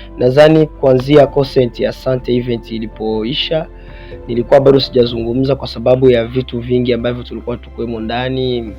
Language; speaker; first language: Swahili; non-native, local second language; Rundi